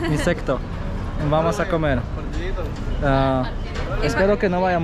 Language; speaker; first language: Spanish; non-native, learner; Polish